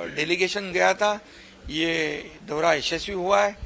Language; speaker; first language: Hindi; non-native, local second language; Marathi